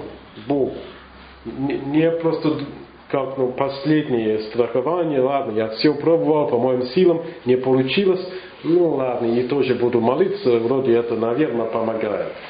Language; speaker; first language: Russian; non-native, learner; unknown